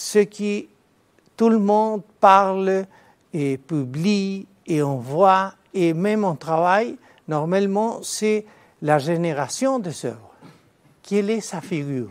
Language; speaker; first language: French; non-native, fluent; Spanish